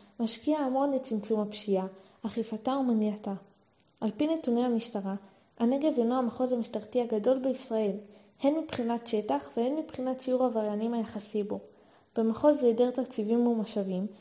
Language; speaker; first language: Hebrew; native; Hebrew